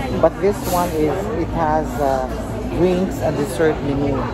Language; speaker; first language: English; non-native, local second language; Filipino